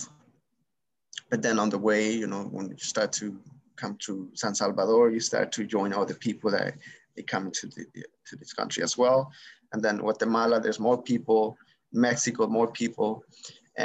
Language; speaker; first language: English; non-native, fluent; Spanish